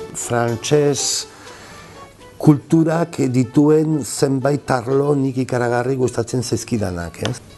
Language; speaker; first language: Basque; native; Basque